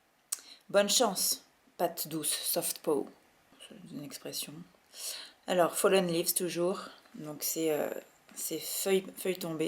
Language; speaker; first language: French; native; French